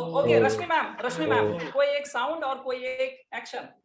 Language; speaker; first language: Hindi; native; Hindi